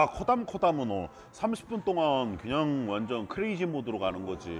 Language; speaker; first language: Korean; native; Korean